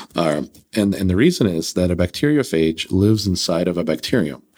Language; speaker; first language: English; early bilingual, other home language; Russian